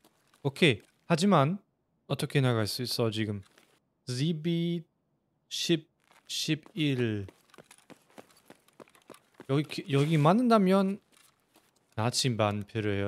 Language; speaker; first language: Korean; non-native, learner; German